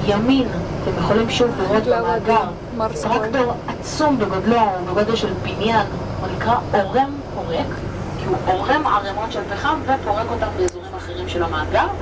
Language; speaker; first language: Hebrew; native; Hebrew